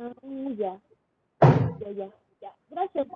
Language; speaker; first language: Spanish; native; Spanish